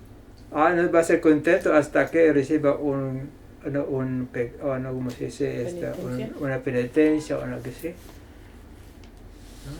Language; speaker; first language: Spanish; non-native, fluent; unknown